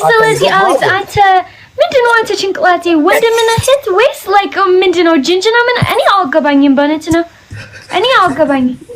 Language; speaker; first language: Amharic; early bilingual, heritage; English